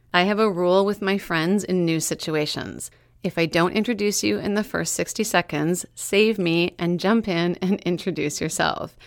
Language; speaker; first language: English; native; English